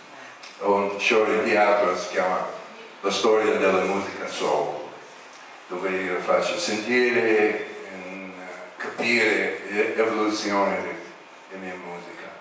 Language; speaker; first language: Italian; non-native, learner; English